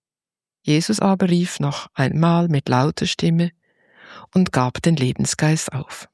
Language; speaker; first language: German; native; German